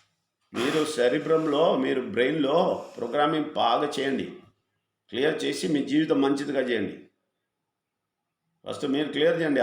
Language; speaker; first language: Telugu; non-native, fluent; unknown